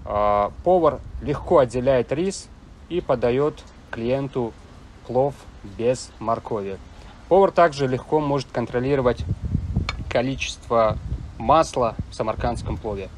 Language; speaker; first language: Russian; non-native, local second language; Tajik